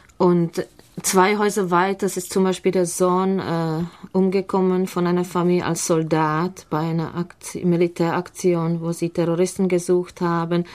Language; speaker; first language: German; non-native, fluent; Czech